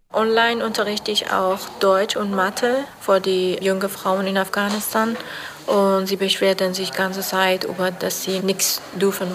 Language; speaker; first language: German; non-native, fluent; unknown